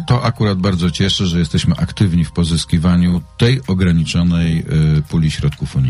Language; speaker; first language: Polish; native; Polish